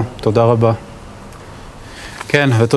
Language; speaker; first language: Hebrew; native; Hebrew